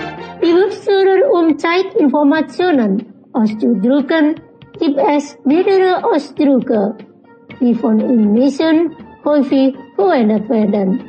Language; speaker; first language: German; non-native, fluent; Indonesian